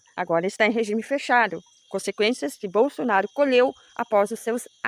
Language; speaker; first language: Portuguese; native; Portuguese